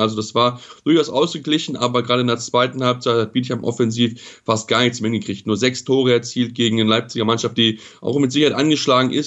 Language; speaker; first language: German; native; German